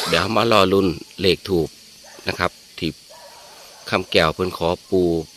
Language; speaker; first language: Thai; native; Thai